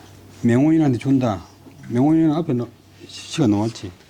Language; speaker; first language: Korean; native; Korean